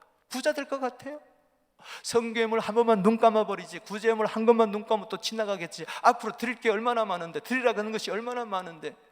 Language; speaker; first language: Korean; native; Korean